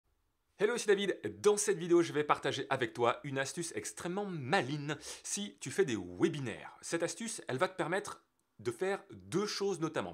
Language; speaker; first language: French; native; French